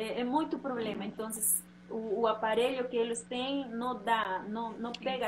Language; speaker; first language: Portuguese; non-native, learner; Spanish